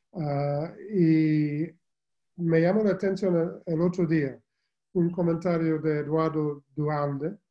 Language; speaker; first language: Spanish; non-native, fluent; English